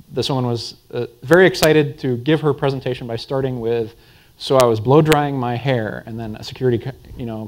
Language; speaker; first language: English; native; English